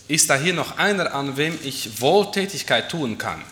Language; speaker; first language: German; non-native, fluent; Dutch